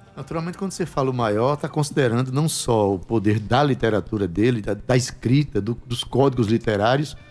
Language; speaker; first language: Portuguese; native; Portuguese